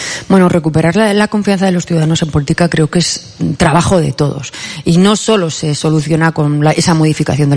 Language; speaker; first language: Spanish; native; Spanish